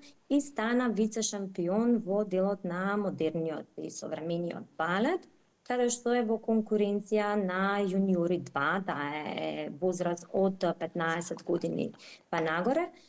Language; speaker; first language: Macedonian; native; Macedonian